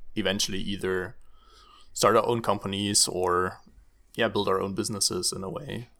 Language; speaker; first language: English; non-native, fluent; German